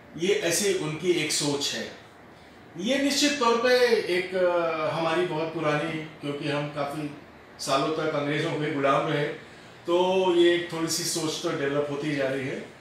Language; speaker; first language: Hindi; native; Hindi